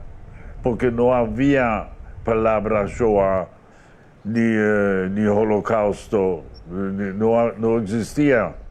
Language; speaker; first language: Spanish; non-native, fluent; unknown